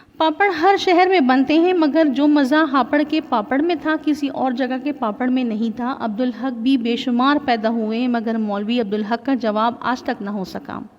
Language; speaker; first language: Urdu; non-native, local second language; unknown